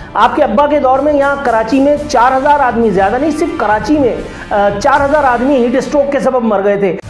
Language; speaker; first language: Urdu; native; Urdu